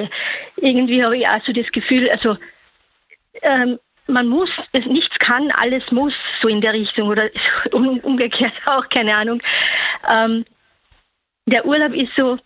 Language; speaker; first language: German; native; German